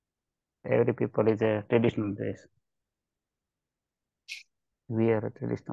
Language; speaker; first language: English; non-native, learner; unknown